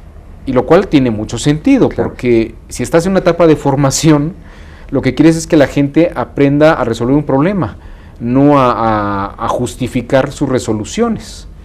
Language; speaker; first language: Spanish; native; Spanish